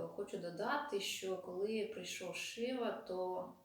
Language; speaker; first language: Ukrainian; non-native, local second language; Russian